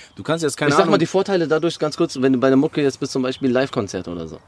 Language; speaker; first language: German; non-native, fluent; Arabic